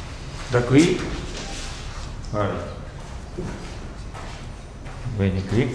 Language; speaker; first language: Italian; non-native, learner; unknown